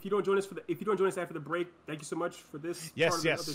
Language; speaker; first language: English; native; English